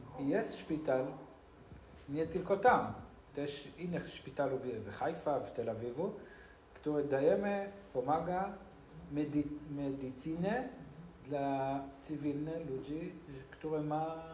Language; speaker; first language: Polish; non-native, learner; Hebrew